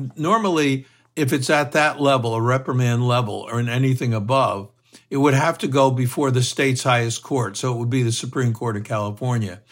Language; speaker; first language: English; native; English